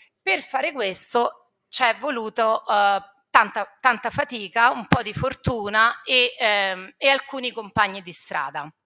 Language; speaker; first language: Italian; native; Italian